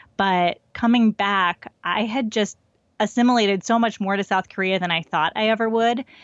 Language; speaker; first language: English; native; English